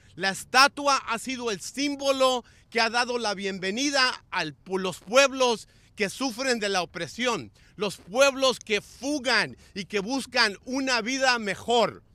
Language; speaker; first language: Spanish; native; Spanish